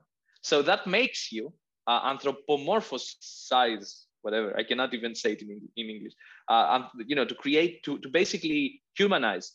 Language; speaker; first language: English; non-native, fluent; Greek